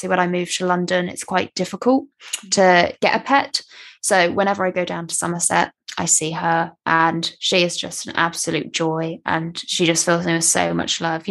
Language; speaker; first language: English; native; English